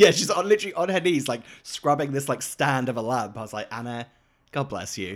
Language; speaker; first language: English; native; English